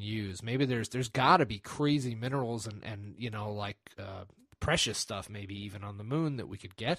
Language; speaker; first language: English; native; English